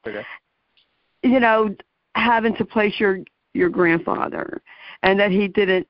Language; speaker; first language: English; native; English